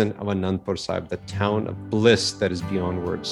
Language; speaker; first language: English; native; English